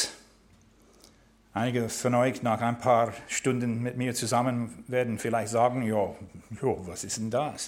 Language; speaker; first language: German; non-native, fluent; English